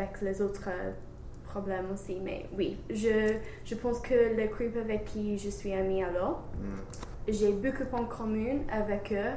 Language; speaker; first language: French; non-native, learner; English